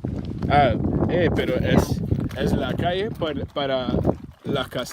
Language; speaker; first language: Spanish; non-native, learner; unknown